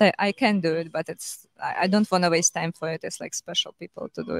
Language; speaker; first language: English; non-native, fluent; Russian